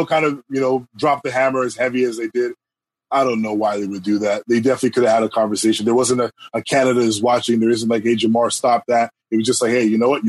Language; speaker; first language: English; native; English